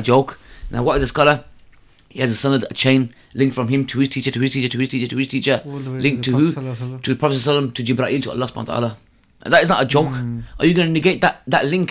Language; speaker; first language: English; native; English